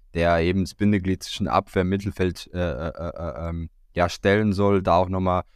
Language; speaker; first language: German; early bilingual, other home language; Croatian